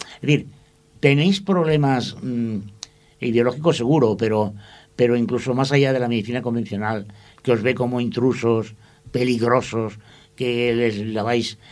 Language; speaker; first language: Spanish; native; Spanish